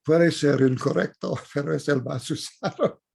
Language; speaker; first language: Spanish; non-native, fluent; English